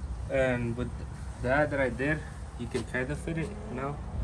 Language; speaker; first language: English; early bilingual, other home language; Spanish